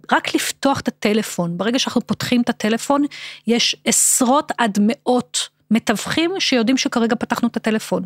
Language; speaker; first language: Hebrew; native; Hebrew